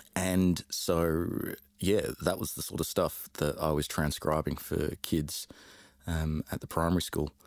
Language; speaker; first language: English; native; English